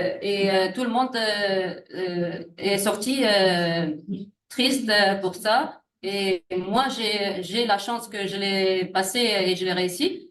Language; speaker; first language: French; non-native, learner; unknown